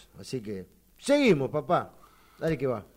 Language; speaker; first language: Spanish; native; Spanish